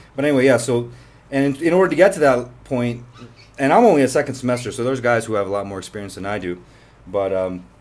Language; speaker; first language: English; native; English